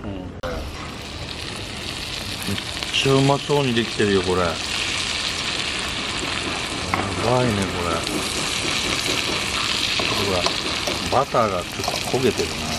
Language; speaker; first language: Japanese; native; Japanese